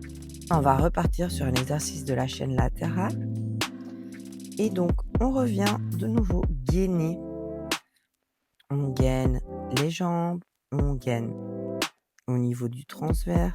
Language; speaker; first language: French; native; French